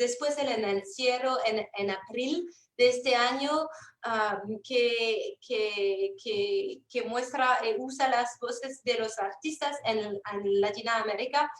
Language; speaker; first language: Spanish; non-native, fluent; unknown